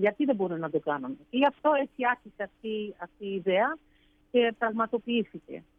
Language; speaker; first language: Greek; early bilingual, heritage; English